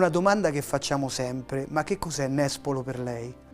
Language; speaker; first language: Italian; native; Italian